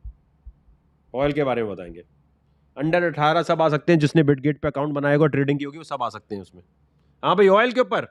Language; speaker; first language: Urdu; native; Urdu